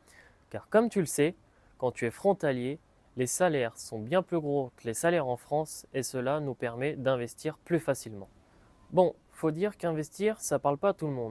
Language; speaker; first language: French; native; French